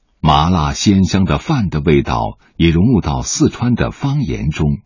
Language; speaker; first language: Chinese; native; Chinese